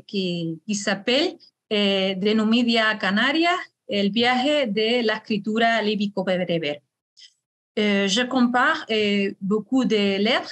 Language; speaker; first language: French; non-native, fluent; Spanish